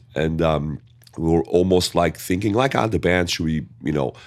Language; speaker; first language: English; non-native, fluent; Portuguese